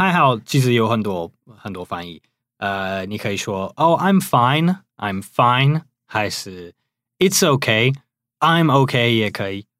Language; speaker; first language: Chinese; non-native, fluent; English